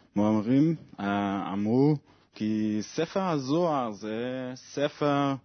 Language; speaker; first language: Hebrew; non-native, learner; Swiss German